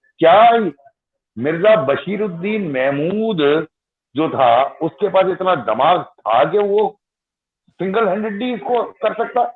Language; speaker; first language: Urdu; non-native, local second language; Sindhi